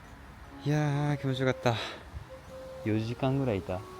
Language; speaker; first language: Japanese; native; Japanese